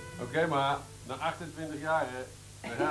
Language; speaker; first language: Dutch; native; Dutch